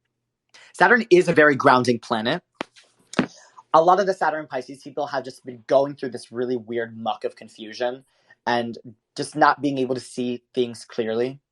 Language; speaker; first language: English; native; English